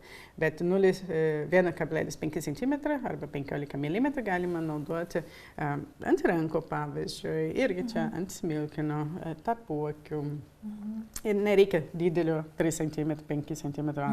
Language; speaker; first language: Lithuanian; early bilingual, heritage; Lithuanian